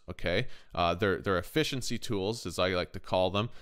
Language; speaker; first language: English; native; English